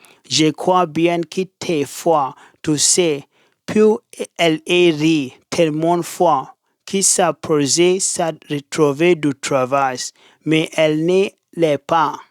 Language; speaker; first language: French; non-native, learner; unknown